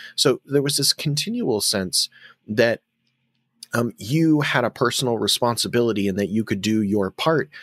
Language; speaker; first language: English; native; English